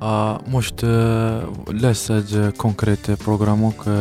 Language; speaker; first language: Hungarian; non-native, learner; Arabic